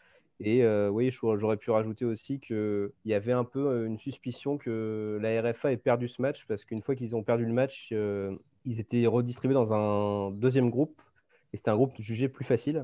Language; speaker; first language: French; native; French